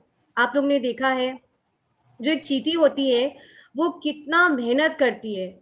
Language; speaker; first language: Hindi; native; Hindi